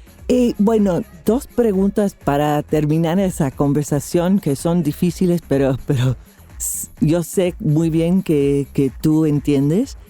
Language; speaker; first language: Spanish; non-native, fluent; English